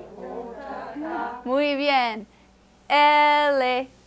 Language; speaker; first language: Spanish; non-native, fluent; English